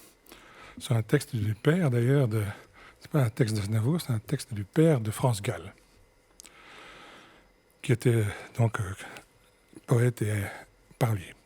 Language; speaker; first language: French; native; French